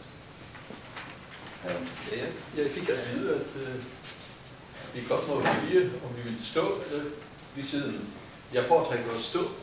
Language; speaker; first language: Danish; non-native, fluent; French